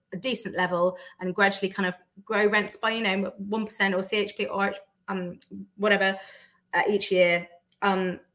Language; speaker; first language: English; native; English